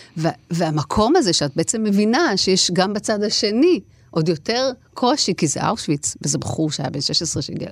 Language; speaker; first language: Hebrew; native; Hebrew